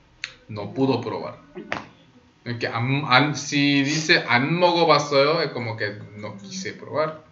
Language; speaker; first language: Spanish; early bilingual, other home language; Korean